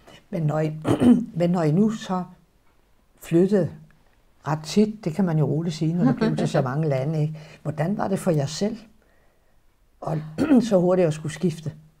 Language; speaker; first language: Danish; native; Danish